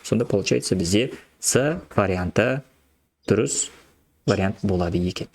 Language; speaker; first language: Russian; non-native, local second language; Kazakh